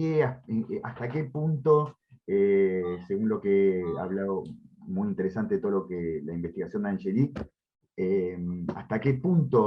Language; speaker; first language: Spanish; native; Spanish